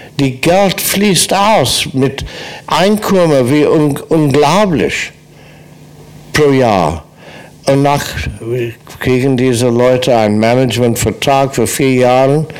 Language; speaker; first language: German; non-native, fluent; English